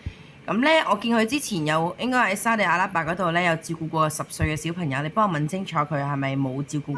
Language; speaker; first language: Cantonese; native; Cantonese